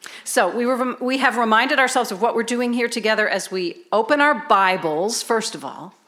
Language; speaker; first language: English; native; English